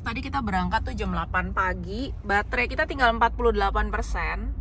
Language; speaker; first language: Indonesian; native; Indonesian